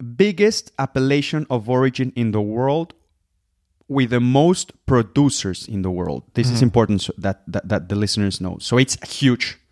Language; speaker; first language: English; non-native, fluent; Spanish